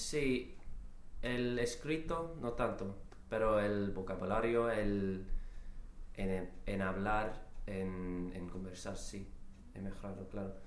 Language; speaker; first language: Spanish; non-native, fluent; English